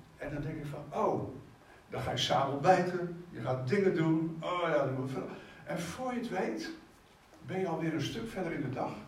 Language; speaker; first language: Dutch; native; Dutch